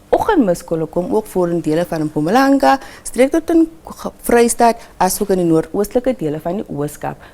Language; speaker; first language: Afrikaans; non-native, local second language; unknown